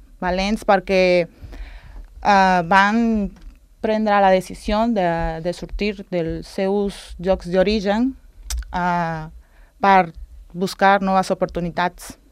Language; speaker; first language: Catalan; non-native, learner; Spanish